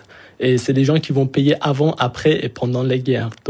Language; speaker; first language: French; non-native, fluent; Persian